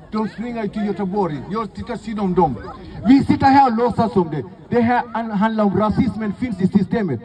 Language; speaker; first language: Swedish; non-native, fluent; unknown